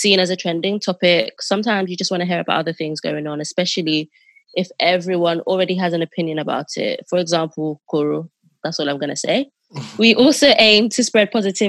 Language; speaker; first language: English; non-native, local second language; Yoruba